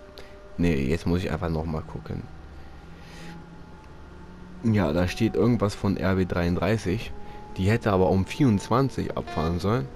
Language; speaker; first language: German; native; German